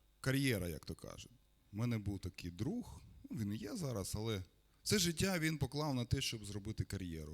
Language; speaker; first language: Ukrainian; non-native, local second language; Russian